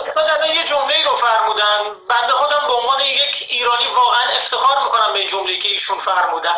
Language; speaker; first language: Turkish; non-native, fluent; Persian